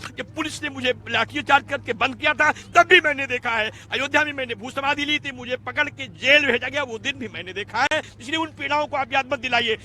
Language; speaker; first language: Hindi; native; Hindi